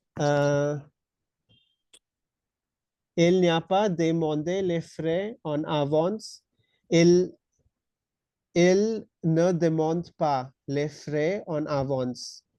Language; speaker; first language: French; non-native, fluent; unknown